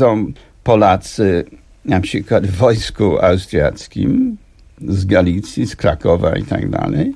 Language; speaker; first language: Polish; non-native, fluent; English